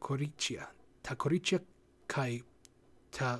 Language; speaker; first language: Greek; non-native, learner; English